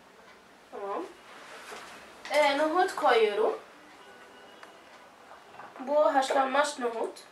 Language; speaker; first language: Turkish; non-native, learner; Arabic